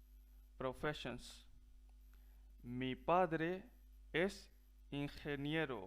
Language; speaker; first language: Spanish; non-native, fluent; Punjabi